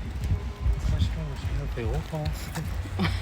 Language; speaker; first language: German; native; German